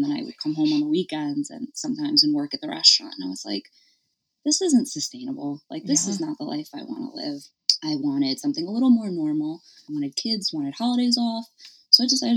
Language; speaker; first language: English; native; English